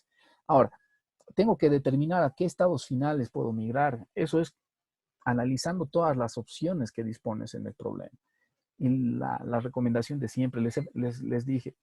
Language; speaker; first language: Spanish; native; Spanish